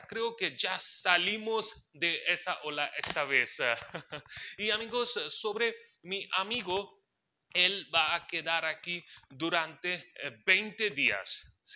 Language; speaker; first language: Spanish; non-native, fluent; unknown